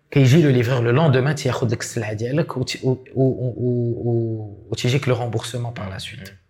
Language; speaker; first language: French; non-native, local second language; Arabic